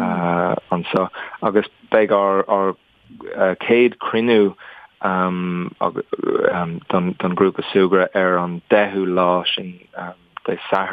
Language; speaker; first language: Irish; non-native, learner; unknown